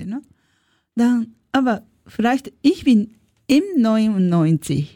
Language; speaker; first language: German; non-native, learner; Japanese